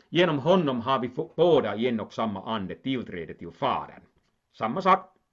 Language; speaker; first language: Swedish; non-native, local second language; Finnish